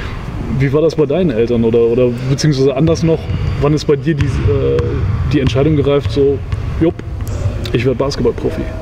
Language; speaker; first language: German; native; German